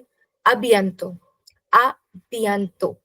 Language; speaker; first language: French; non-native, fluent; English